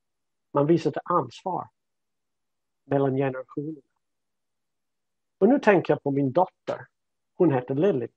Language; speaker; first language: Swedish; non-native, fluent; English